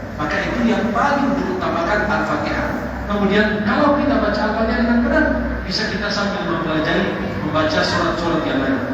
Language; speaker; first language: Indonesian; non-native, fluent; Arabic